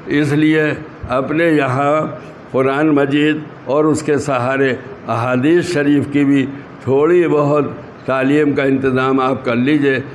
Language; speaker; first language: Urdu; native; Urdu